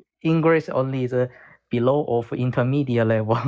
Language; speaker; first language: English; non-native, learner; Korean